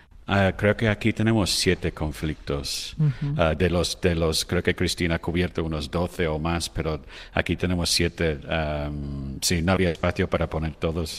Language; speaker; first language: Spanish; non-native, fluent; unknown